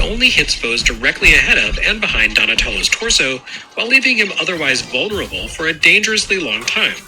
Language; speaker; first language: English; native; English